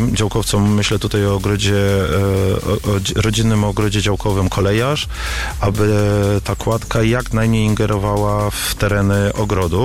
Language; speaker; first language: Polish; native; Polish